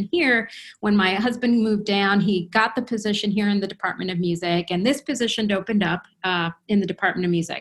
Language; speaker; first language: English; early bilingual, other home language; Spanish